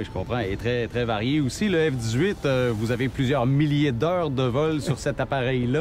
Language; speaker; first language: French; native; French